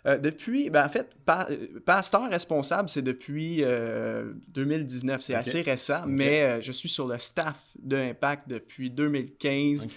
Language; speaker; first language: French; native; French